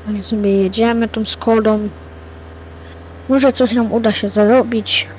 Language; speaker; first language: Polish; native; Polish